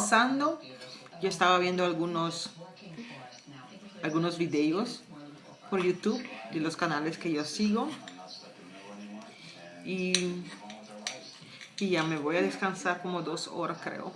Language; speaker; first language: Spanish; non-native, fluent; Papiamento